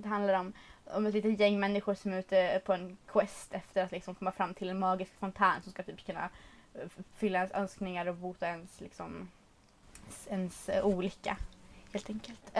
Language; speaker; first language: Swedish; native; Swedish